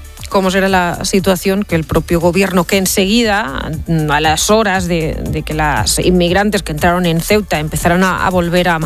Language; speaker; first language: Spanish; native; Spanish